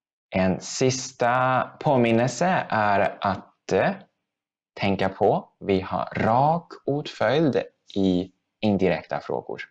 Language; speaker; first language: Swedish; non-native, fluent; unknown